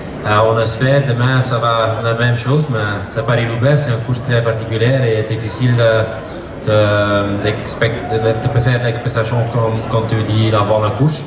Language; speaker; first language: French; non-native, local second language; Dutch